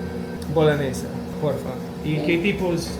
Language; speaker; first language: Spanish; non-native, learner; English